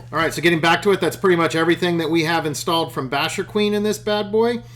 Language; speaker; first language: English; native; English